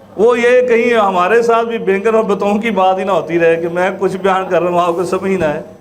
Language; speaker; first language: Urdu; non-native, local second language; Punjabi